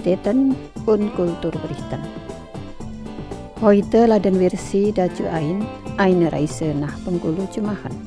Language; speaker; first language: German; non-native, fluent; Indonesian